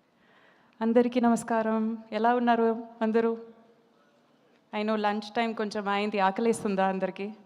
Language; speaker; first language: Telugu; non-native, fluent; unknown